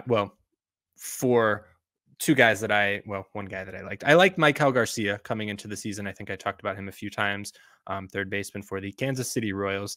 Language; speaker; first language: English; native; English